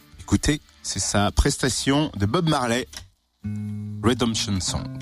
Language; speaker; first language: French; native; French